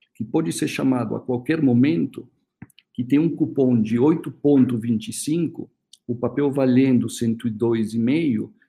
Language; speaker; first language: Portuguese; early bilingual, other home language; Spanish